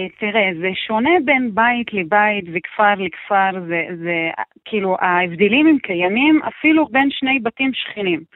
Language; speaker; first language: Hebrew; non-native, local second language; Arabic